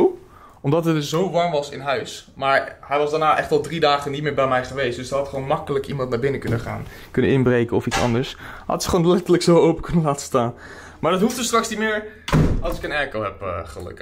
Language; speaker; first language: Dutch; native; Dutch